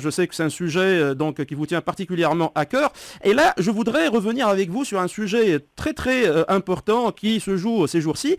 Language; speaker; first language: French; non-native, local second language; Arabic